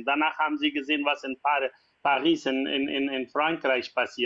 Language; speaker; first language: German; non-native, fluent; Persian